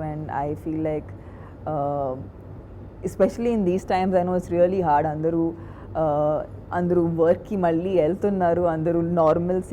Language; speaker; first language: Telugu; non-native, fluent; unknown